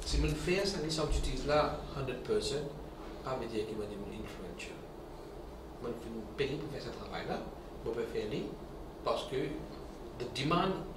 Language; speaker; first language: French; non-native, local second language; Morisyen